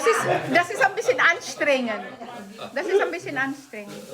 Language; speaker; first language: German; non-native, fluent; Filipino